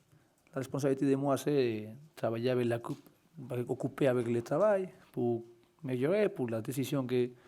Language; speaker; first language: French; non-native, learner; Spanish